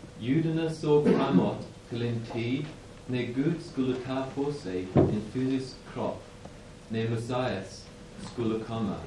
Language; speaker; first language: Swedish; non-native, fluent; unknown